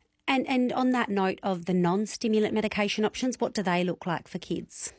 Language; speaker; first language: English; native; English